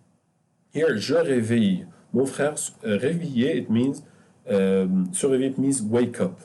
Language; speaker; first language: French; non-native, fluent; Arabic